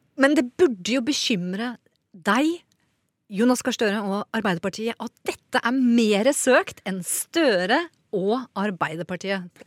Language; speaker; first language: Norwegian; native; Norwegian